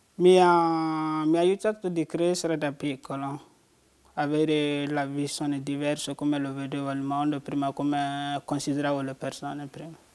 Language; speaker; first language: Italian; non-native, learner; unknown